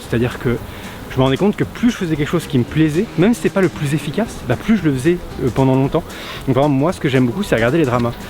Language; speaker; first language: French; native; French